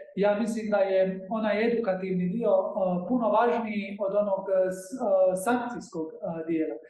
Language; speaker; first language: Croatian; native; Croatian